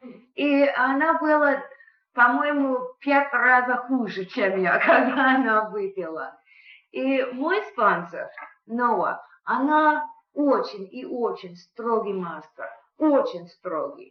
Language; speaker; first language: Russian; non-native, fluent; English